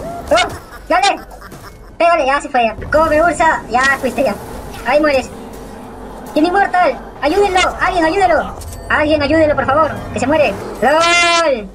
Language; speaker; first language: Spanish; native; Spanish